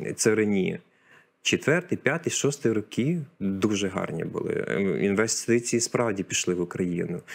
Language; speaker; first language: Ukrainian; native; Ukrainian